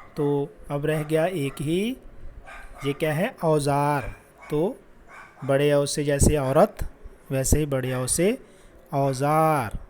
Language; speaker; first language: Hindi; non-native, local second language; Punjabi